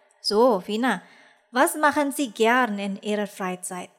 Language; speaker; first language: German; non-native, fluent; Indonesian